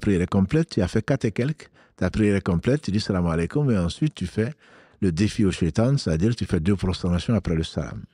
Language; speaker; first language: French; native; French